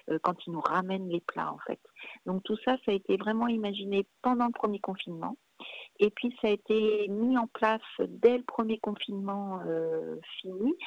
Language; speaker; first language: French; native; French